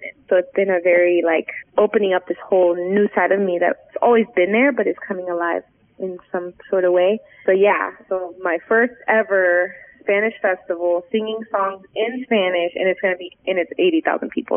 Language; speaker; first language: English; native; English